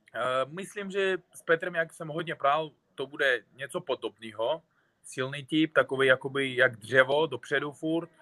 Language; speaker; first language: Czech; non-native, fluent; Uzbek